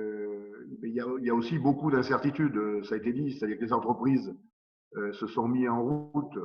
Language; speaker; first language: French; native; French